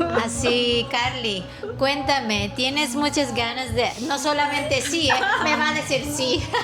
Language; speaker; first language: Spanish; non-native, fluent; Filipino